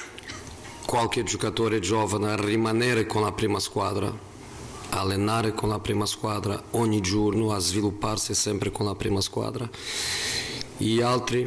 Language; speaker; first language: Italian; non-native, fluent; Portuguese